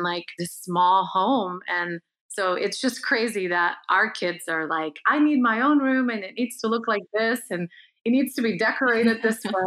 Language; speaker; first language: English; early bilingual, other home language; Bulgarian